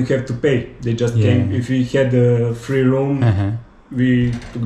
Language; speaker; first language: English; non-native, fluent; Serbian